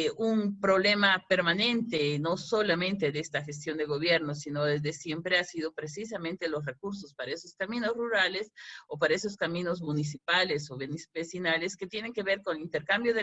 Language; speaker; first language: Spanish; native; Spanish